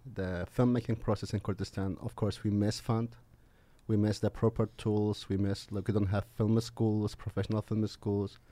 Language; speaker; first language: English; non-native, fluent; Arabic